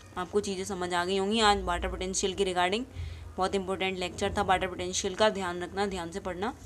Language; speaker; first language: Hindi; native; Hindi